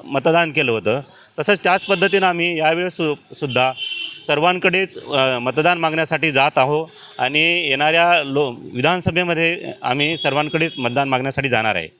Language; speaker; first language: Marathi; native; Marathi